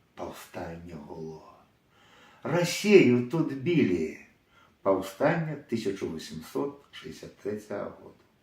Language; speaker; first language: Belarusian; native; Belarusian